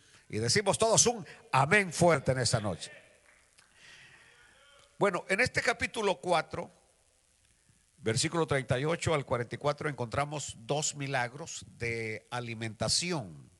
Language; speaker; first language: Spanish; native; Spanish